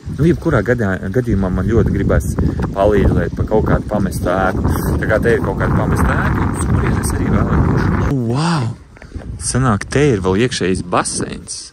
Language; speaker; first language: Latvian; non-native, local second language; Russian